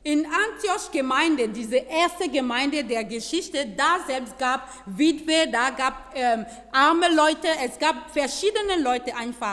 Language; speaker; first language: German; non-native, fluent; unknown